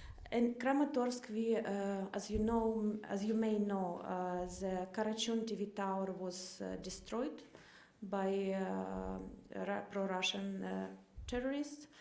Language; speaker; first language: English; non-native, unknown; Ukrainian